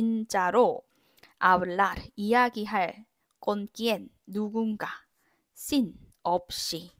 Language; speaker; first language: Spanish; non-native, fluent; Korean